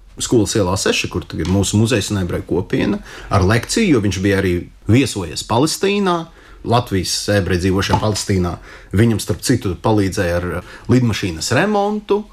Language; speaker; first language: Latvian; non-native, local second language; Russian